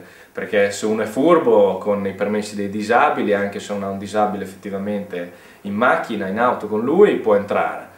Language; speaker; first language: Italian; native; Italian